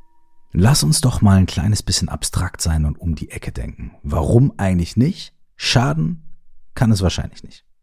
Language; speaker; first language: German; native; German